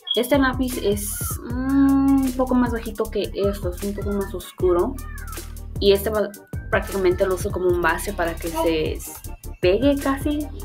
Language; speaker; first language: Spanish; early bilingual, heritage; Spanish